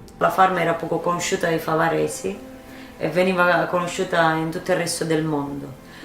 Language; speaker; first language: Italian; native; Italian